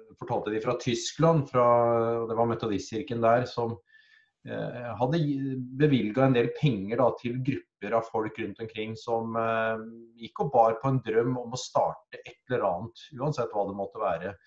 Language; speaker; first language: Norwegian; native; Norwegian